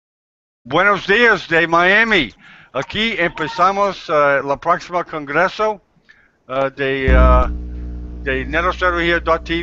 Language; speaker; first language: Spanish; non-native, learner; English